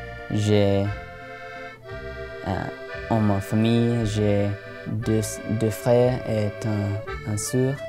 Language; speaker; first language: French; non-native, learner; English